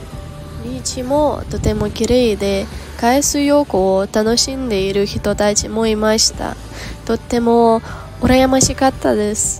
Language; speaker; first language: Japanese; non-native, fluent; Ukrainian